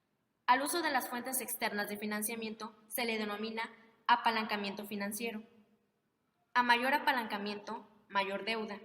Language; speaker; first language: Spanish; native; Spanish